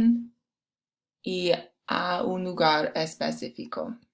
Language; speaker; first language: Spanish; non-native, fluent; English